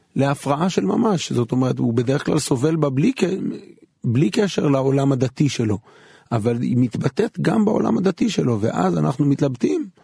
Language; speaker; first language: Hebrew; native; Hebrew